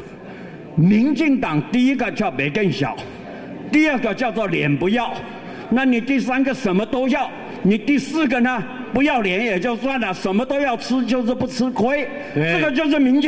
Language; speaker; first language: Chinese; native; Chinese